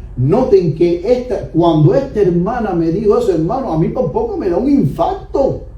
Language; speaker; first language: Spanish; native; Spanish